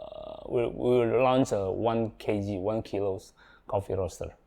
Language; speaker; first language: English; non-native, learner; Indonesian